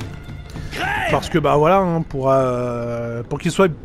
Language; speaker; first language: French; native; French